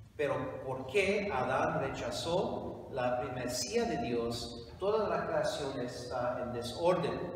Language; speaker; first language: Spanish; non-native, fluent; English